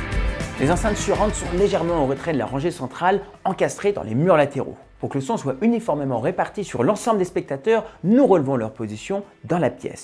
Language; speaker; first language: French; native; French